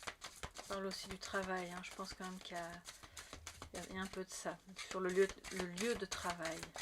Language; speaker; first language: French; native; French